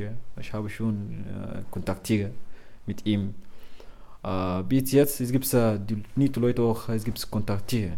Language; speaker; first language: German; non-native, learner; Arabic